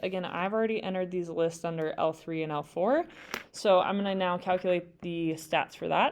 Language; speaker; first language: English; native; English